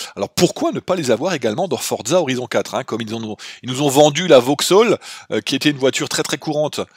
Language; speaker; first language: French; native; French